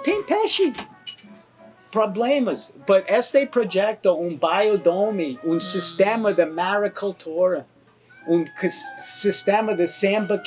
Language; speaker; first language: Portuguese; non-native, learner; English